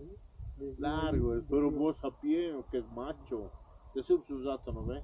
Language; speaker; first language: Spanish; native; Spanish